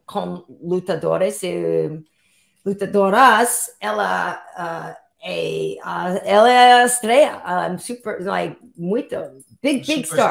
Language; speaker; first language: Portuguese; non-native, learner; English